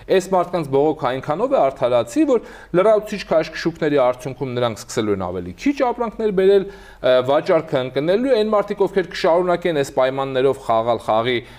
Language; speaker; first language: Armenian; native; Armenian